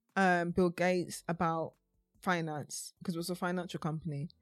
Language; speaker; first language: English; native; English